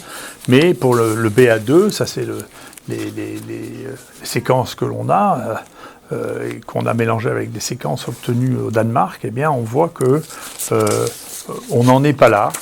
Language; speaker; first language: French; native; French